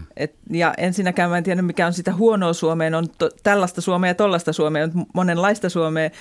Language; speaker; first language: Finnish; native; Finnish